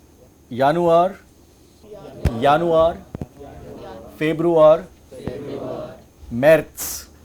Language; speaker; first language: German; non-native, fluent; English